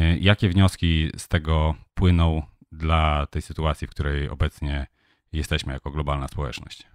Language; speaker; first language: Polish; native; Polish